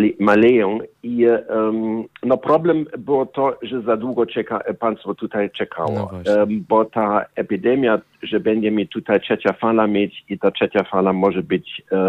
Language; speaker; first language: Polish; non-native, learner; German